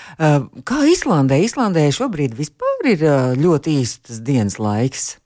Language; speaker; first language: Latvian; native; Latvian